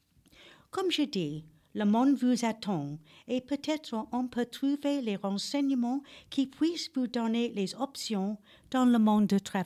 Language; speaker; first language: French; non-native, fluent; English